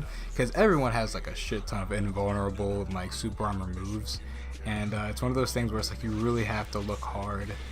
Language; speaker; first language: English; native; English